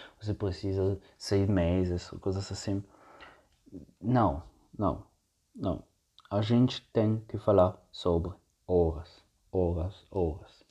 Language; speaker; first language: Portuguese; non-native, fluent; Italian